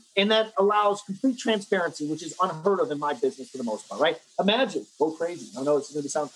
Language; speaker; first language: English; native; English